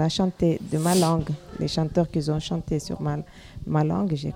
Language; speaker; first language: French; non-native, learner; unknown